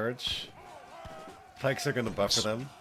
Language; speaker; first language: English; native; English